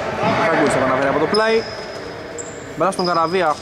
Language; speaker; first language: Greek; native; Greek